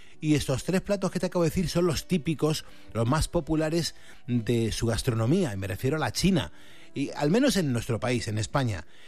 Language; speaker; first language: Spanish; native; Spanish